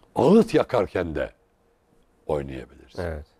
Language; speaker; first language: Turkish; native; Turkish